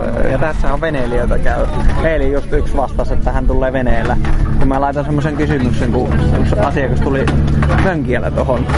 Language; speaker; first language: Finnish; native; Finnish